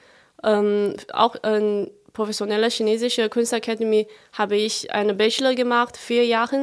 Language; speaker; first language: German; non-native, fluent; Chinese